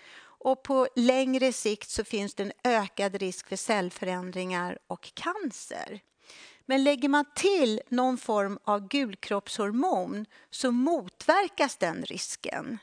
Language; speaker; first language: Swedish; native; Swedish